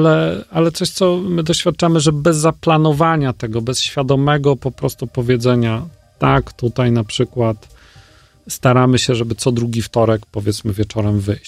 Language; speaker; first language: Polish; native; Polish